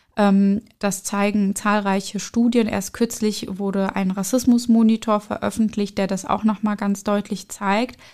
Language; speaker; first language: German; early bilingual, other home language; Arabic